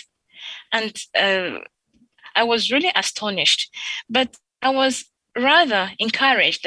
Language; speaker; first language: English; non-native, local second language; Ganda